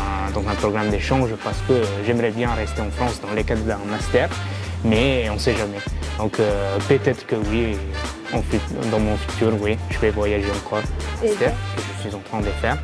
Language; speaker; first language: French; non-native, fluent; Italian